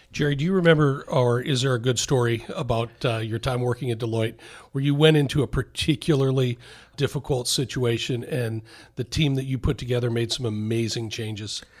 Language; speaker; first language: English; native; English